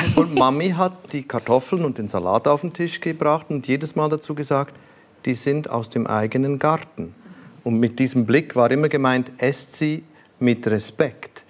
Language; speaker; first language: German; native; German